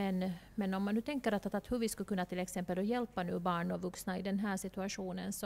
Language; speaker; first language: Swedish; non-native, local second language; Finnish